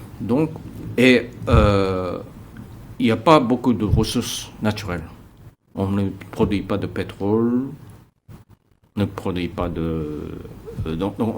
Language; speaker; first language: French; non-native, fluent; Japanese